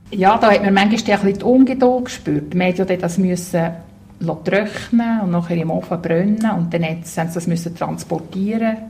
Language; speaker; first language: German; native; German